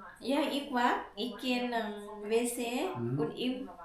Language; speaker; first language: German; non-native, learner; Thai